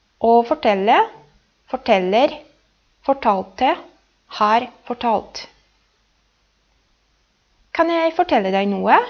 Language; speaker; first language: Norwegian; non-native, fluent; Polish